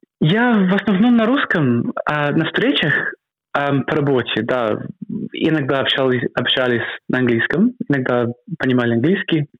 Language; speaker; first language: Russian; non-native, fluent; English